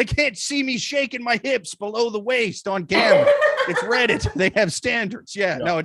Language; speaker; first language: English; native; English